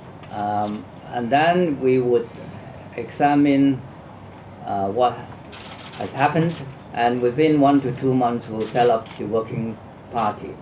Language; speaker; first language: English; non-native, local second language; Cantonese